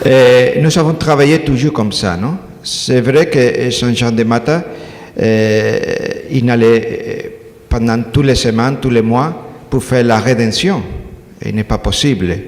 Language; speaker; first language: French; non-native, learner; Spanish